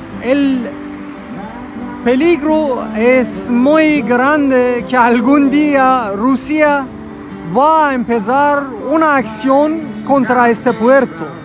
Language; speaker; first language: Spanish; non-native, learner; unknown